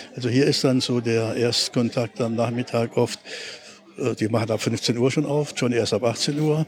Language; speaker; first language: German; native; German